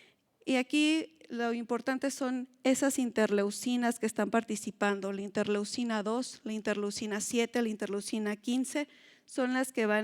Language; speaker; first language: Spanish; native; Spanish